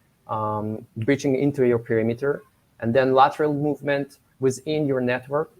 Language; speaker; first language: English; non-native, fluent; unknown